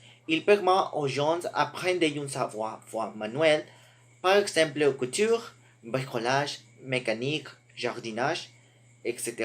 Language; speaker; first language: French; non-native, learner; Spanish